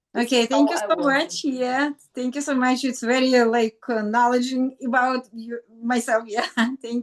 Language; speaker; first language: English; non-native, learner; Russian